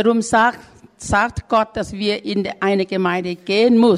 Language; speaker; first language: German; non-native, learner; Thai